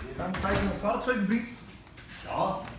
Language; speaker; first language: German; non-native, learner; Ukrainian